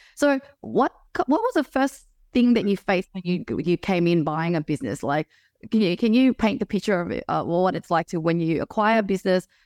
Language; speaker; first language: English; native; English